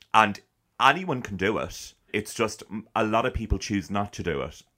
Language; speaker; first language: English; native; English